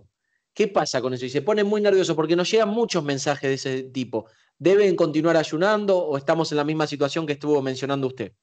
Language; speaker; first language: Spanish; native; Spanish